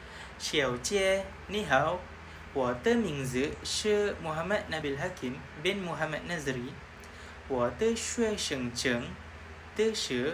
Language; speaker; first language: Chinese; non-native, learner; Malay